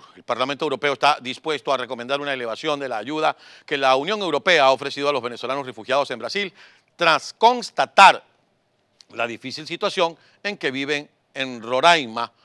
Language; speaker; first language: Spanish; native; Spanish